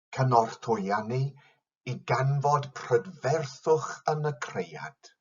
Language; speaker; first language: Welsh; non-native, local second language; English